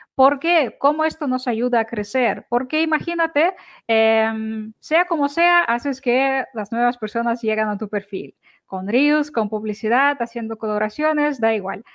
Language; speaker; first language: Spanish; non-native, fluent; Ukrainian